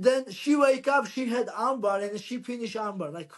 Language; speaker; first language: English; non-native, learner; Georgian